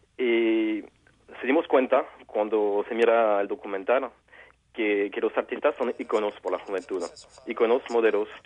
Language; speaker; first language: Spanish; non-native, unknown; French